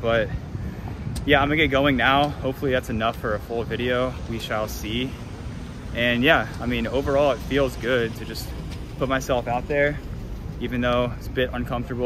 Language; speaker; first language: English; native; English